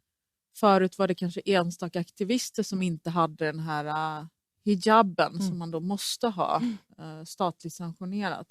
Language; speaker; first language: Swedish; early bilingual, other home language; Persian